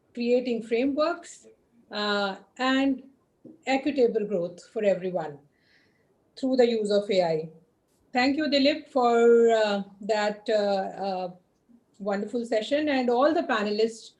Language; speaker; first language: English; non-native, local second language; Hindi